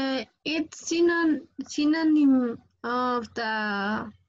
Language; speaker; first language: English; non-native, learner; Spanish